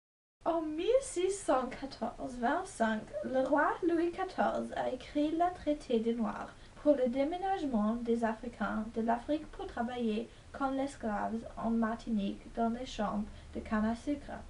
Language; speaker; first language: French; non-native, learner; English